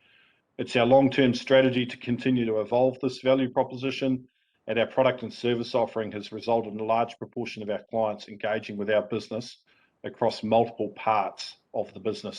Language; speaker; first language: English; native; English